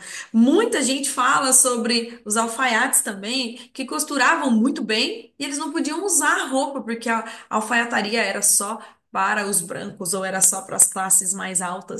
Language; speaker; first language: Portuguese; native; Portuguese